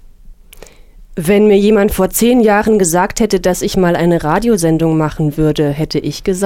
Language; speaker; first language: German; native; German